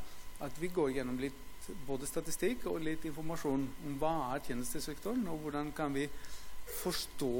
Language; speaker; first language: Norwegian; non-native, fluent; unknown